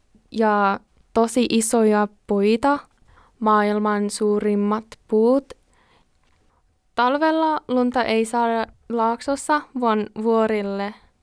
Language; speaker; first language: Finnish; non-native, learner; English